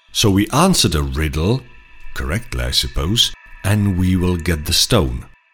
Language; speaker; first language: English; non-native, fluent; Czech